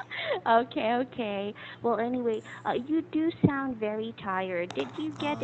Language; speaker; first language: English; non-native, fluent; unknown